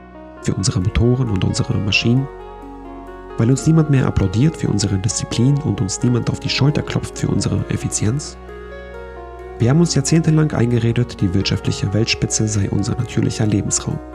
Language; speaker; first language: German; early bilingual, other home language; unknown